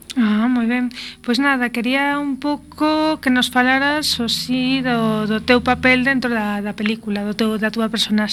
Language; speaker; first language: Spanish; native; Spanish